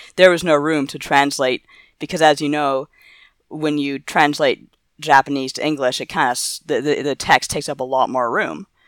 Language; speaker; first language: English; native; English